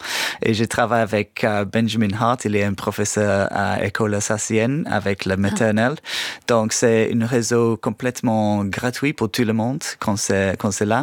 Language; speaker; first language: French; non-native, fluent; English